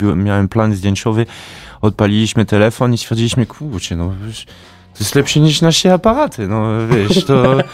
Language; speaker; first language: Polish; native; Polish